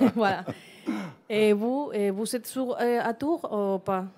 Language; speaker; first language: French; non-native, learner; Spanish